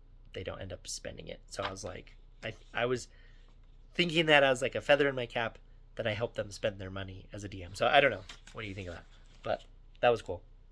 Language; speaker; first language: English; native; English